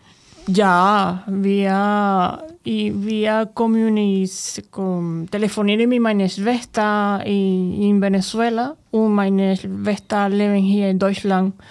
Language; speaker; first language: German; non-native, learner; Spanish